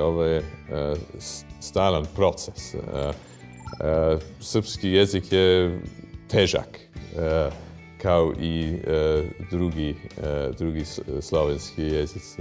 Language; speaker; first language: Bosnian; non-native, fluent; English